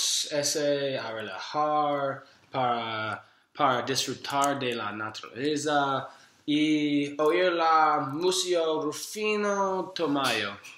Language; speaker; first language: Spanish; non-native, learner; English